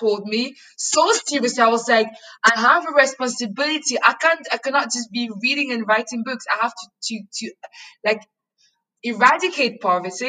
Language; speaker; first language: English; non-native, local second language; French